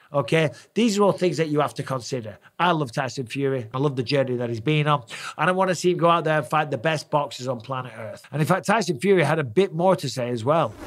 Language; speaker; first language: English; native; English